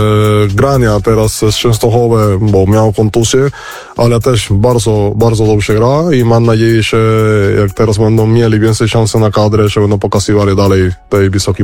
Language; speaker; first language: Polish; non-native, learner; Spanish